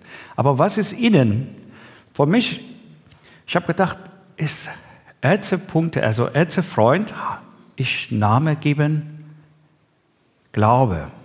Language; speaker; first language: German; non-native, learner; Persian